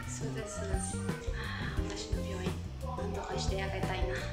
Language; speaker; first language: Japanese; non-native, fluent; Burmese